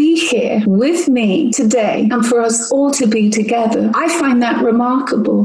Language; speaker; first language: English; native; English